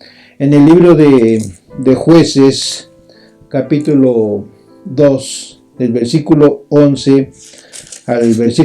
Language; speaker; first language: Spanish; native; Spanish